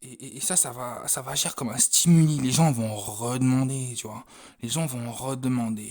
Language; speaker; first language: French; native; French